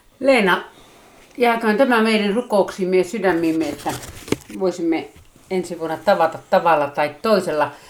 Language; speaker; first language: Finnish; native; Finnish